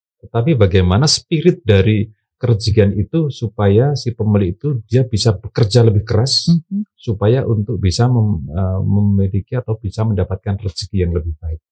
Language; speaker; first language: Indonesian; native; Indonesian